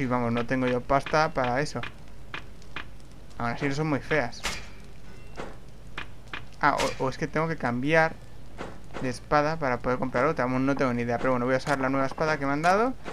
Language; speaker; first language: Spanish; native; Spanish